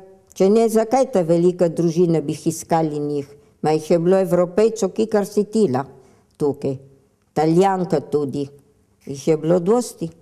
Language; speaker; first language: Slovenian; early bilingual, heritage; Slovenian